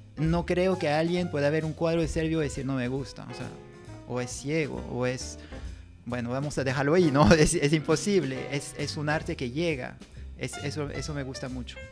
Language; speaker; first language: Spanish; non-native, fluent; French